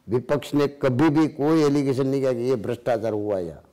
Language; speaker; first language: Hindi; non-native, local second language; Gujarati